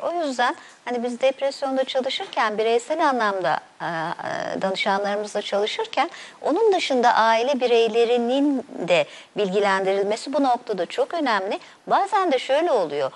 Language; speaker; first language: Turkish; native; Turkish